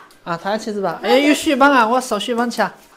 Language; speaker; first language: Indonesian; non-native, learner; Chinese